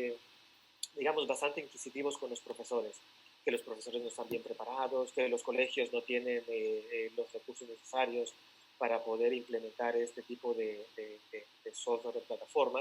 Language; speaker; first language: Spanish; native; Spanish